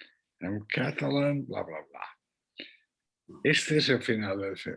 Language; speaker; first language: Spanish; non-native, local second language; Catalan